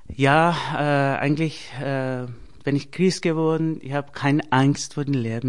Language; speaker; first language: German; non-native, learner; Persian